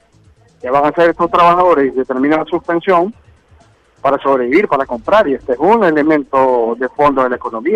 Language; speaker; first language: Spanish; native; Spanish